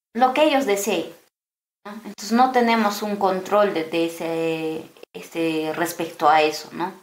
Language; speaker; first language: Spanish; native; Spanish